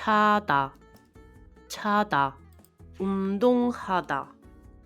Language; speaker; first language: Korean; non-native, fluent; Spanish